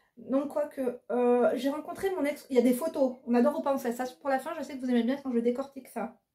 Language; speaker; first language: French; native; French